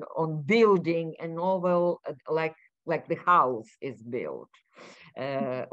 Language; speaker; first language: English; non-native, fluent; Ukrainian